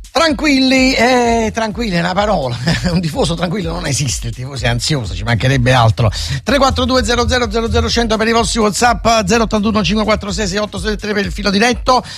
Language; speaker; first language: Italian; native; Italian